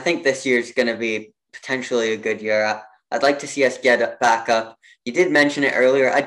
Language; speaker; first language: English; native; English